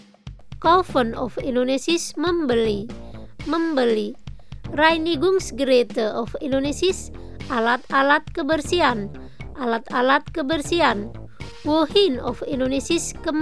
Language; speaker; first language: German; non-native, fluent; Indonesian